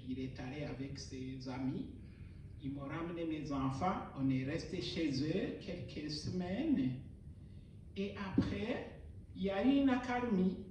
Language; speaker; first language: French; non-native, local second language; Rundi